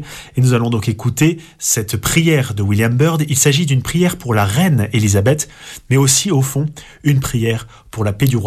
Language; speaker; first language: French; native; French